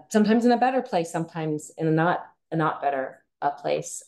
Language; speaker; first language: English; native; English